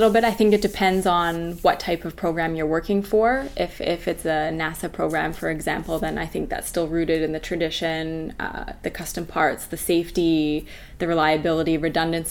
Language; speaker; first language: English; native; English